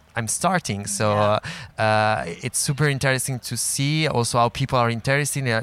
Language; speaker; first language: English; non-native, fluent; Italian